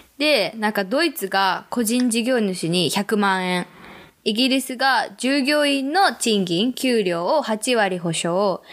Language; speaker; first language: Japanese; native; Japanese